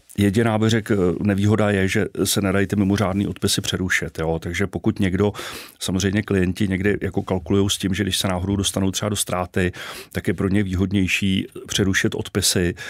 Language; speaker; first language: Czech; native; Czech